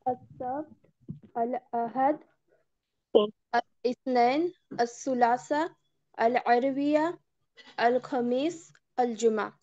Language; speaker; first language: Arabic; non-native, learner; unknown